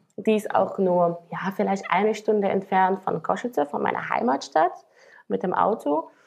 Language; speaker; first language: German; non-native, fluent; Slovak